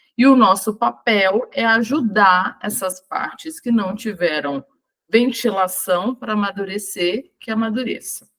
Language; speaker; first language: Portuguese; native; Portuguese